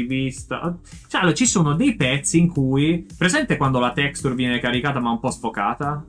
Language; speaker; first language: Italian; native; Italian